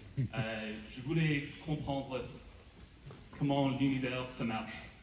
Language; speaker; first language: French; non-native, learner; English